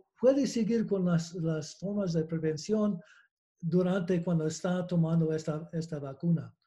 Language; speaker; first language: Spanish; non-native, learner; English